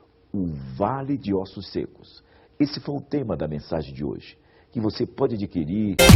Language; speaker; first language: Portuguese; native; Portuguese